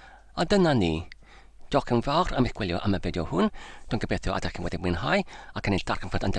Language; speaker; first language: Welsh; non-native, learner; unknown